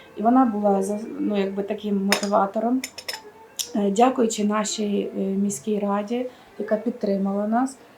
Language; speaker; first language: Ukrainian; native; Ukrainian